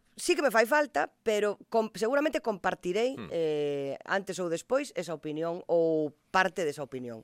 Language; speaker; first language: Galician; non-native, local second language; Spanish